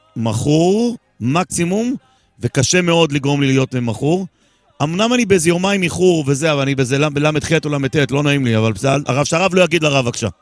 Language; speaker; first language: Hebrew; native; Hebrew